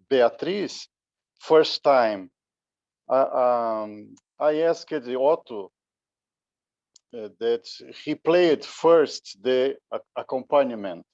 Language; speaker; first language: English; non-native, learner; Portuguese